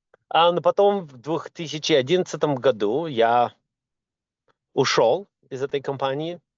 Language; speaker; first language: Russian; early bilingual, heritage; Russian